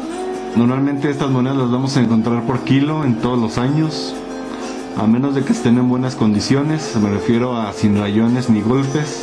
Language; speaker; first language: Spanish; native; Spanish